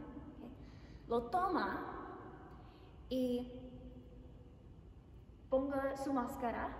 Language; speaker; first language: Spanish; non-native, learner; English